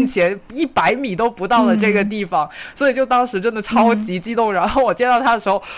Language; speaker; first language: Chinese; native; Chinese